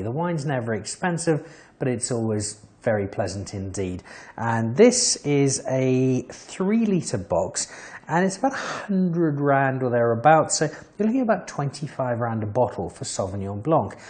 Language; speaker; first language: English; native; English